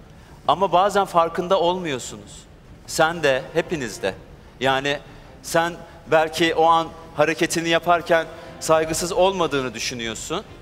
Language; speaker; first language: Turkish; native; Turkish